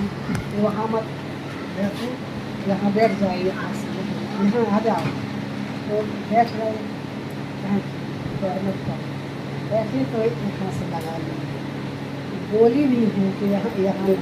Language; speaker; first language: Hindi; native; Hindi